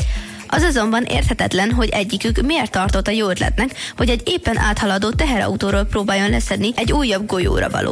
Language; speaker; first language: Hungarian; native; Hungarian